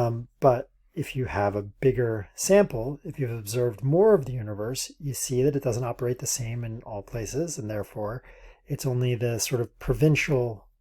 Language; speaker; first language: English; native; English